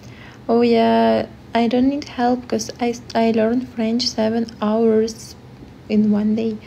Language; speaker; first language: English; non-native, learner; Ukrainian